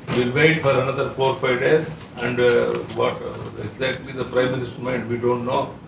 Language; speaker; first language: English; non-native, local second language; Kannada